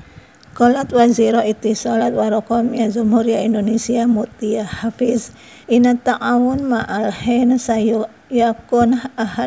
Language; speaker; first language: Arabic; non-native, fluent; Indonesian